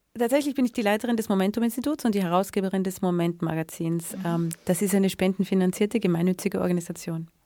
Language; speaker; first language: German; native; German